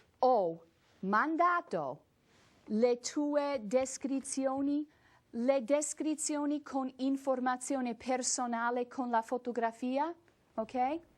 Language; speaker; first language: Italian; non-native, fluent; English